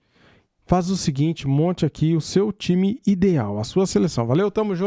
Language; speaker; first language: Portuguese; native; Portuguese